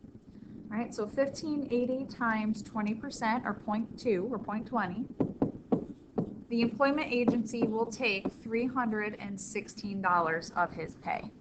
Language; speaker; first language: English; native; English